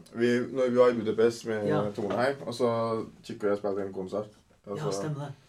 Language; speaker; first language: Norwegian; early bilingual, other home language; Sinhala